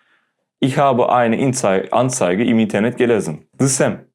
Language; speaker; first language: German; non-native, learner; Turkish